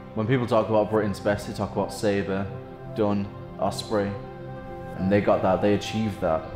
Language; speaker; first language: English; native; English